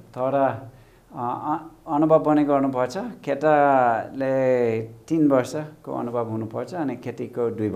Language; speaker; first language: Nepali; non-native, fluent; English